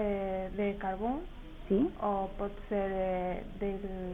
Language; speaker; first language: Catalan; non-native, learner; Spanish